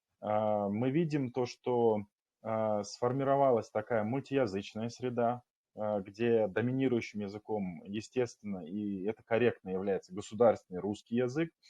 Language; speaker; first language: Russian; non-native, local second language; Kumyk